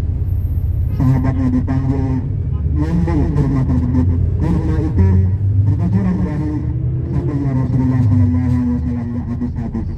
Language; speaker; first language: Indonesian; native; Indonesian